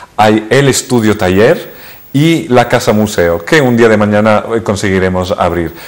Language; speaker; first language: Spanish; early bilingual, heritage; Spanish